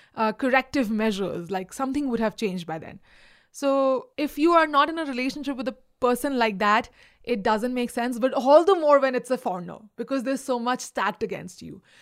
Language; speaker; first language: English; non-native, local second language; Hindi